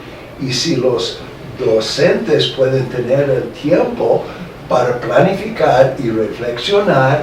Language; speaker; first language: Spanish; non-native, fluent; English